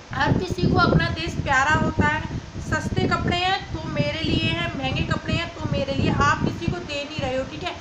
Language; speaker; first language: Hindi; native; Hindi